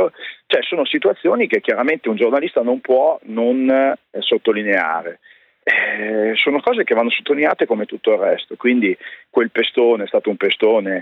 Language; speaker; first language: Italian; native; Italian